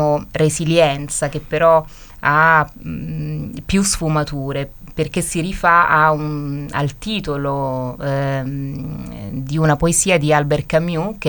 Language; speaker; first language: Italian; native; Italian